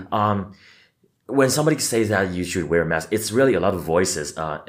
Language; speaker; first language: English; non-native, fluent; Chinese